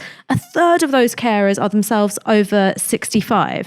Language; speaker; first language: English; native; English